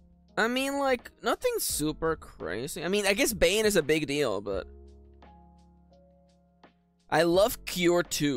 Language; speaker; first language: English; native; English